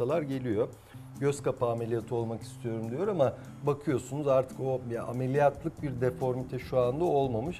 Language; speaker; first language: Turkish; native; Turkish